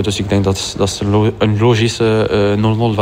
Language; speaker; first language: Dutch; non-native, local second language; French